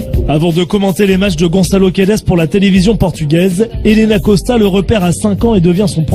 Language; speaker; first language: French; native; French